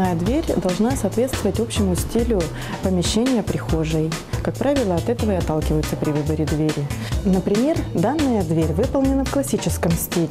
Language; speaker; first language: Russian; native; Russian